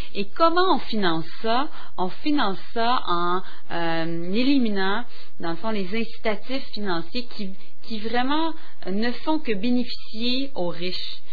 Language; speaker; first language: French; native; French